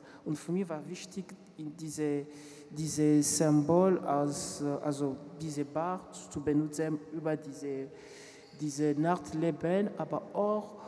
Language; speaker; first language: German; non-native, learner; French